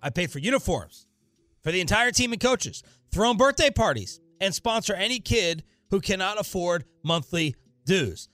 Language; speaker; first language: English; native; English